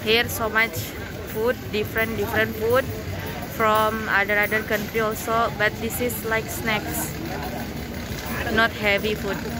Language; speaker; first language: English; non-native, learner; Indonesian